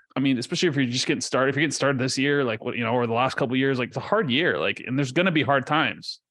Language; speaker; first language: English; early bilingual, other home language; Spanish